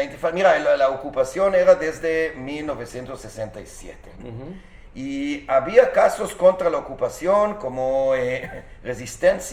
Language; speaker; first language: Spanish; non-native, fluent; Hebrew